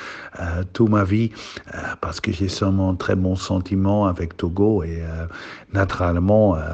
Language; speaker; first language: French; non-native, fluent; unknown